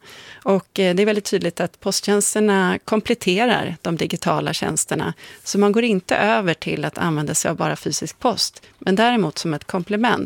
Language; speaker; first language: Swedish; native; Swedish